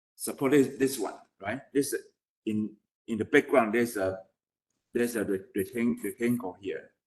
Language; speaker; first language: English; non-native, fluent; Chinese